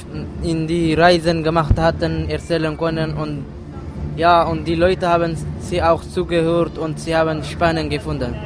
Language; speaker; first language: German; non-native, learner; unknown